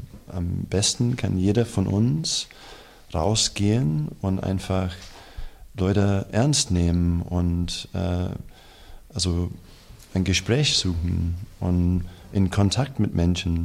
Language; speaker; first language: German; non-native, fluent; English